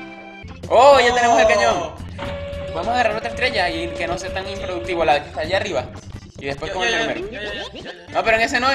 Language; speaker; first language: Spanish; native; Spanish